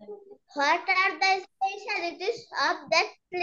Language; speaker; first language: English; non-native, learner; Bangla